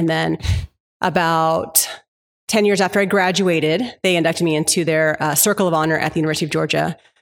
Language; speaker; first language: English; native; English